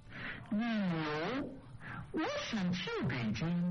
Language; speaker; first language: Chinese; non-native, learner; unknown